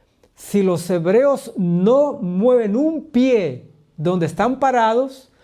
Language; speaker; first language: Spanish; native; Spanish